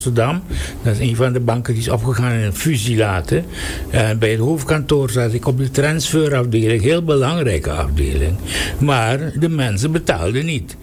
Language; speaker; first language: Dutch; native; Dutch